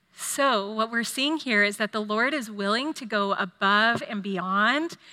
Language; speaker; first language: English; native; English